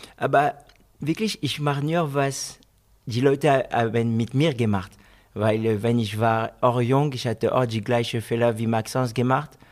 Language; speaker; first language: German; non-native, fluent; French